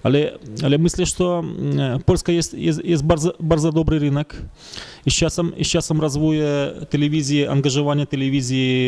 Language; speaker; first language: Polish; non-native, fluent; Russian